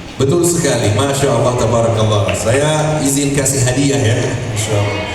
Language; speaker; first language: Indonesian; non-native, fluent; Arabic